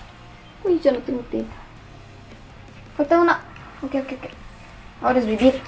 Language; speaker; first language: Spanish; early bilingual, heritage; Spanish